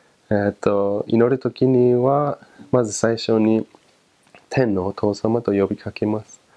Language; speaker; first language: Japanese; non-native, fluent; English